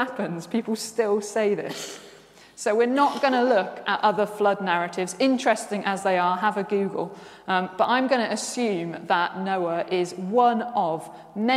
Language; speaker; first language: English; native; English